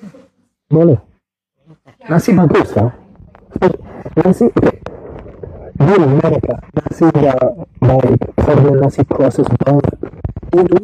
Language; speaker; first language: Indonesian; non-native, learner; English